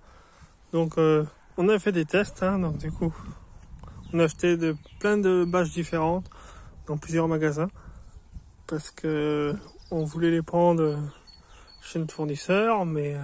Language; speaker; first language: French; native; French